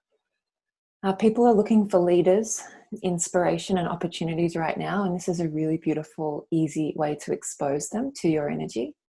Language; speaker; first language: English; native; English